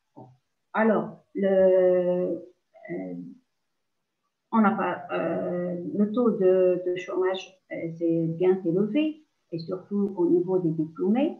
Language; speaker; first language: French; non-native, local second language; Arabic